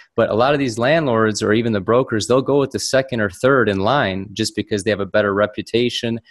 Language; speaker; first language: English; native; English